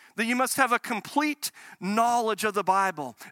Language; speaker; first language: English; native; English